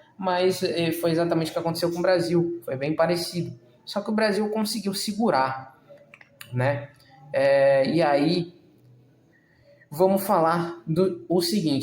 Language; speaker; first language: Portuguese; native; Portuguese